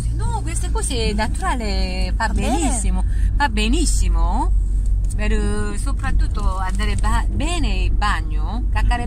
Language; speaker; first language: Italian; non-native, learner; Korean